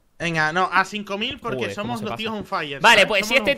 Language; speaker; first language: Spanish; native; Spanish